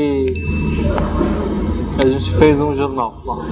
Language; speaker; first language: Portuguese; non-native, fluent; Arabic